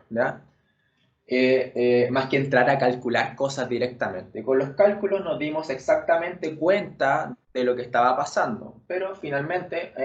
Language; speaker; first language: Spanish; native; Spanish